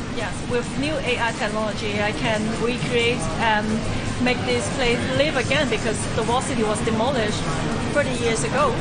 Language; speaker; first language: English; non-native, local second language; Cantonese